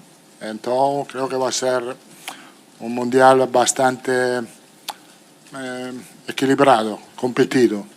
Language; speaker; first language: Portuguese; non-native, fluent; Italian